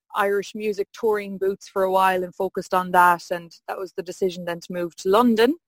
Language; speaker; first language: English; native; English